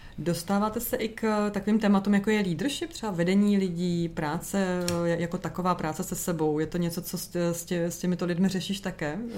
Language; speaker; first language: Czech; native; Czech